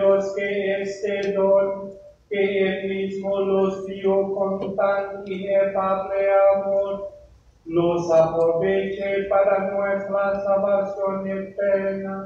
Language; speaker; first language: Spanish; non-native, learner; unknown